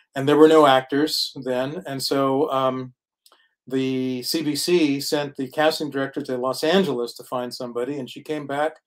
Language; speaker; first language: English; native; English